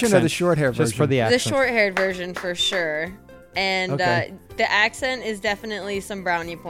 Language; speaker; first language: English; native; English